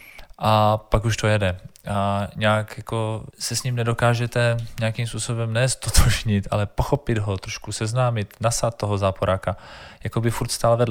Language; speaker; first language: Czech; native; Czech